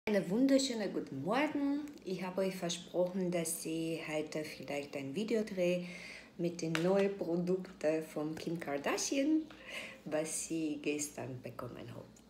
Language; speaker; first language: German; non-native, fluent; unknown